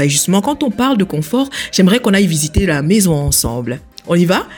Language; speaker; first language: French; native; French